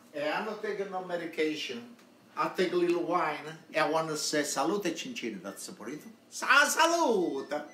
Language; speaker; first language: English; non-native, learner; Italian